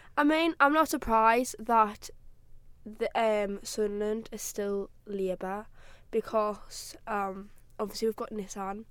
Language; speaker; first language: English; native; English